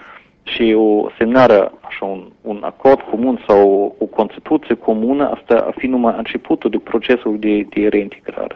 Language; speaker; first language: Romanian; non-native, learner; German